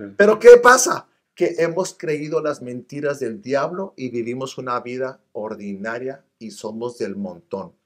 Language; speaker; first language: Spanish; early bilingual, other home language; English